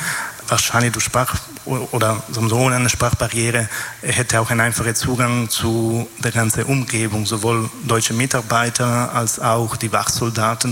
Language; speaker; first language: German; non-native, fluent; Italian